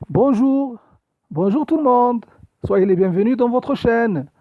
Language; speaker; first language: French; non-native, local second language; Arabic